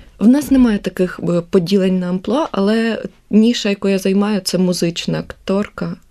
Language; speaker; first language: Ukrainian; native; Ukrainian